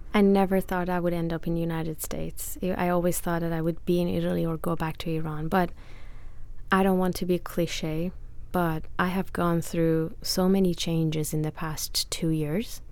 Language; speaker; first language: English; non-native, fluent; Persian